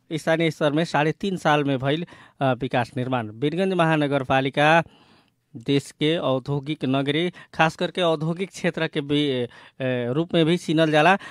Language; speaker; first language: Bhojpuri; native; Bhojpuri